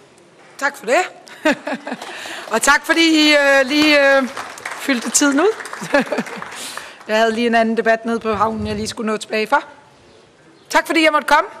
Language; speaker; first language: Danish; native; Danish